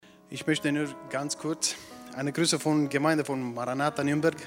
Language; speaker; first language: German; non-native, fluent; Romanian